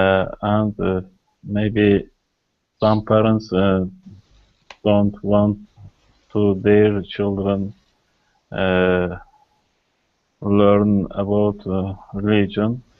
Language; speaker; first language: English; non-native, learner; Kurdish